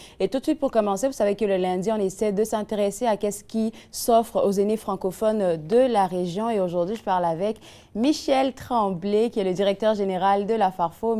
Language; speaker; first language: French; native; French